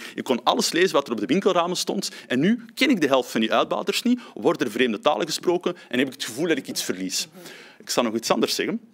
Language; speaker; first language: Dutch; early bilingual, other home language; Arabic